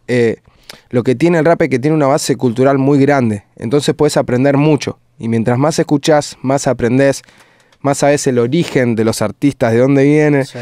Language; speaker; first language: Spanish; native; Spanish